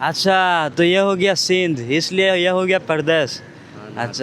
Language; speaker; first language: Hindi; non-native, learner; Bangla